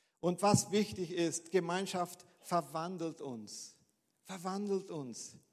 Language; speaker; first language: German; non-native, fluent; Portuguese